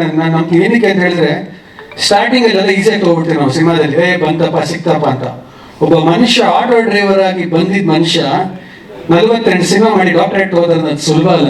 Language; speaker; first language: Kannada; native; Kannada